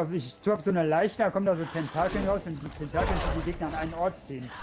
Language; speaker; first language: German; native; German